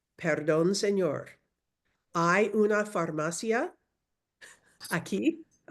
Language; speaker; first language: Spanish; non-native, fluent; English